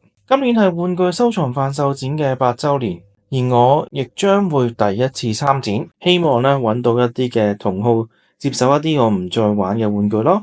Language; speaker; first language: Cantonese; native; Cantonese